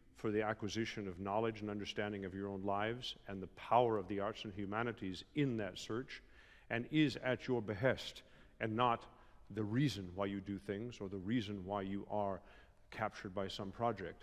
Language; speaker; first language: English; native; English